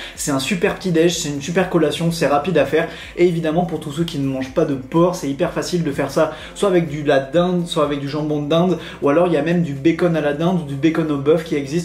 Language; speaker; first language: French; native; French